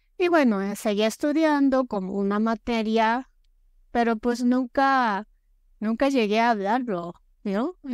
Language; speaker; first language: Spanish; non-native, fluent; Japanese